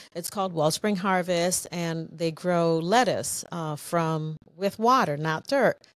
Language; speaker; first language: English; native; English